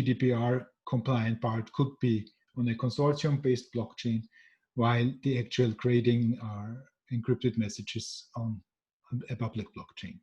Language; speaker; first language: English; non-native, fluent; German